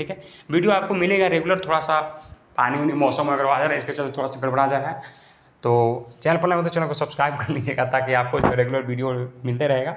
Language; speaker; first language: Hindi; native; Hindi